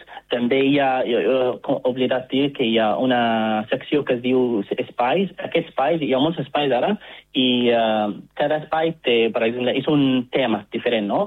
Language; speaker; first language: Catalan; non-native, fluent; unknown